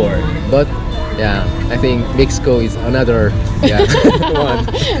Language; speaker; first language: English; non-native, learner; Korean